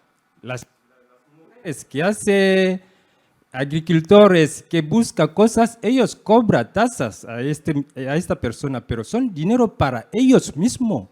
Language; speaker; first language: Spanish; non-native, fluent; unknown